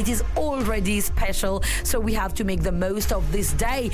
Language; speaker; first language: English; non-native, local second language; Morisyen